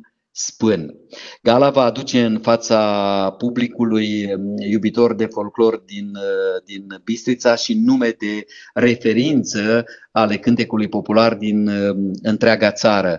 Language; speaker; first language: Romanian; native; Romanian